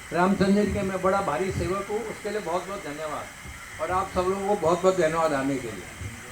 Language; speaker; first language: Hindi; non-native, local second language; Gujarati